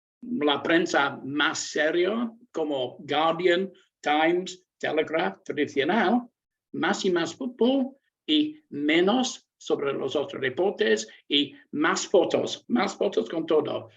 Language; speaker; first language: Spanish; non-native, learner; English